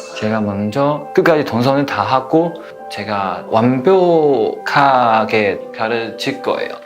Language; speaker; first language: Korean; non-native, learner; Chinese